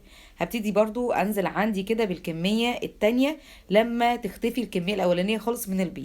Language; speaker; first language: Arabic; native; Arabic